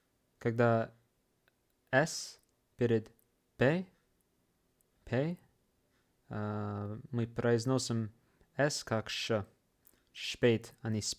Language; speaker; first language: Russian; non-native, fluent; English